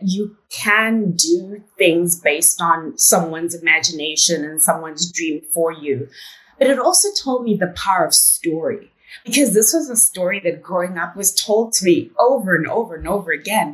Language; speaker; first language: English; native; English